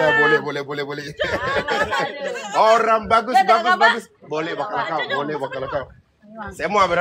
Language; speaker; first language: Malay; native; Malay